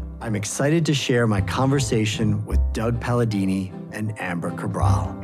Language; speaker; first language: English; native; English